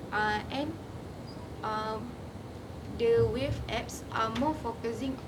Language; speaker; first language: English; non-native, learner; Malay